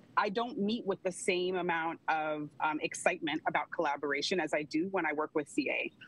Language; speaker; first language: English; native; English